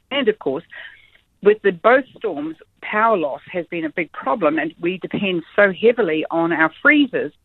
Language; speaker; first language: English; native; English